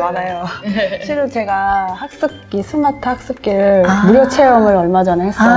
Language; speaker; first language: Korean; native; Korean